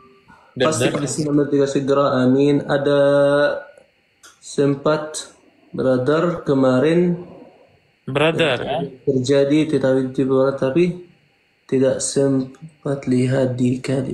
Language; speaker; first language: Indonesian; non-native, fluent; Arabic